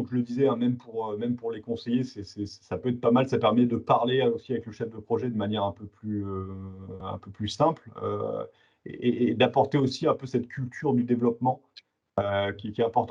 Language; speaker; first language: French; native; French